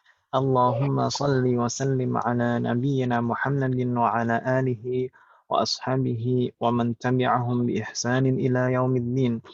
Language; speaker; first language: Arabic; non-native, fluent; Indonesian